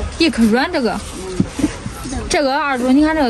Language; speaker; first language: Chinese; native; Chinese